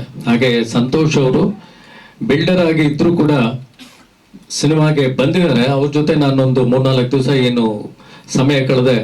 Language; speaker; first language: Kannada; native; Kannada